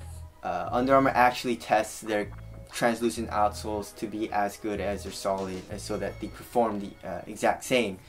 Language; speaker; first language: English; native; English